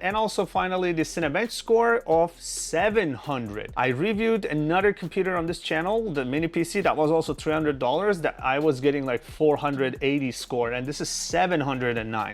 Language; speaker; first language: English; non-native, fluent; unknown